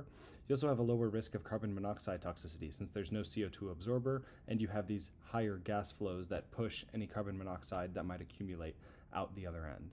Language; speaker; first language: English; native; English